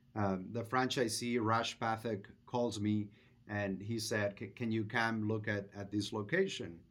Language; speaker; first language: English; non-native, fluent; Spanish